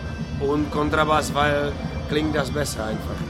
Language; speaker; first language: German; non-native, learner; Czech